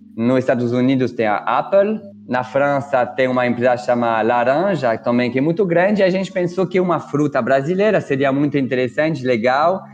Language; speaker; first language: Portuguese; non-native, fluent; French